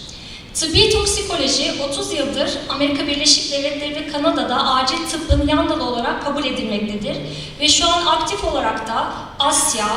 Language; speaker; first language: Turkish; native; Turkish